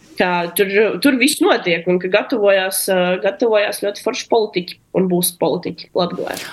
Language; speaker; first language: Latvian; non-native, local second language; Russian